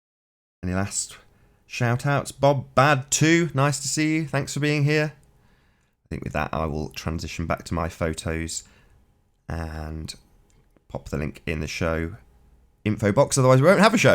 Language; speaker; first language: English; native; English